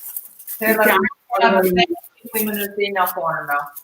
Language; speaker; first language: Italian; non-native, learner; English